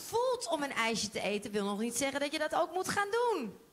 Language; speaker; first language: Dutch; native; Dutch